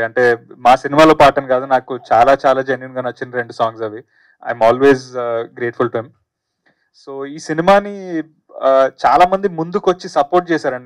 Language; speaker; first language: Telugu; native; Telugu